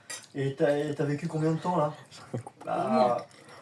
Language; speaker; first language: French; native; French